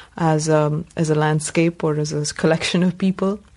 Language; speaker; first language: English; non-native, local second language; Tamil